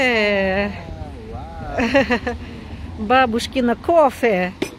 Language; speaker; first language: Italian; non-native, learner; Russian